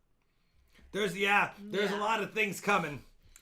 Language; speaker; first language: English; native; English